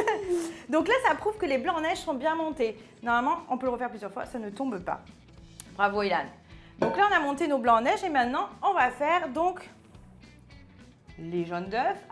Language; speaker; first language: French; native; French